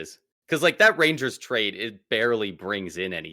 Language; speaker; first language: English; native; English